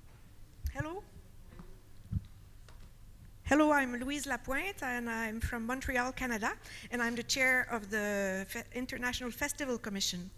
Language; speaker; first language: English; non-native, fluent; French